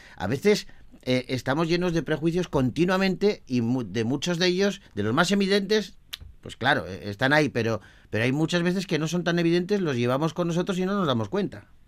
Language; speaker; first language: Spanish; native; Spanish